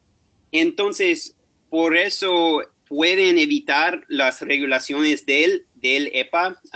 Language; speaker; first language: Spanish; non-native, fluent; English